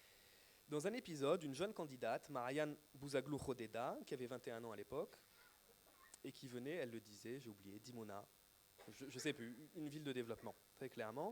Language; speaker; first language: French; native; French